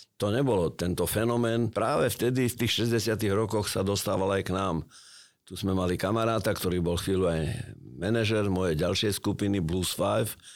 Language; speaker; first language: Slovak; native; Slovak